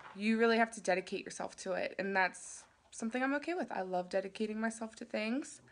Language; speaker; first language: English; native; English